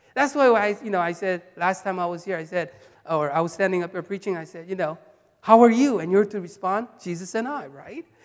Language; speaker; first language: English; early bilingual, other home language; Korean